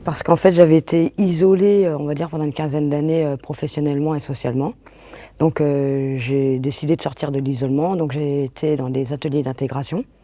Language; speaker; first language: French; native; French